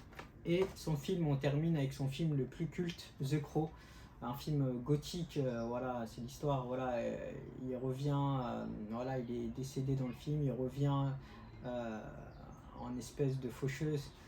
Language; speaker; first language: French; native; French